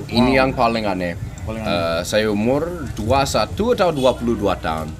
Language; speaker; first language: Indonesian; non-native, fluent; English